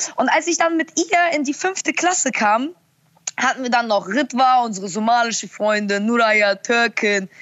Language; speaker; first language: German; early bilingual, other home language; Russian